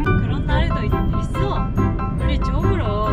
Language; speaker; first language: Korean; non-native, learner; Japanese